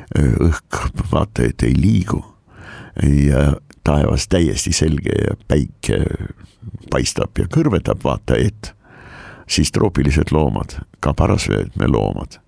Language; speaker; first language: Estonian; non-native, local second language; Russian